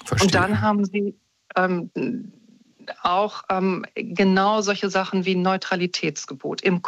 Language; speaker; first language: German; native; German